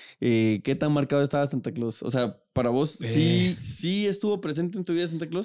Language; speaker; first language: Spanish; native; Spanish